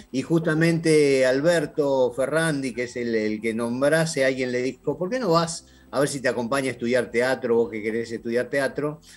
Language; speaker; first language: Spanish; native; Spanish